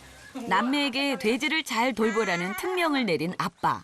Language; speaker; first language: Korean; native; Korean